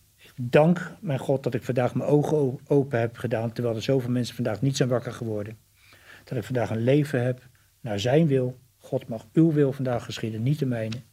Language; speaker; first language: Dutch; native; Dutch